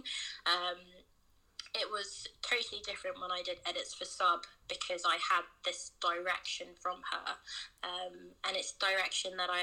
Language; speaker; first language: English; native; English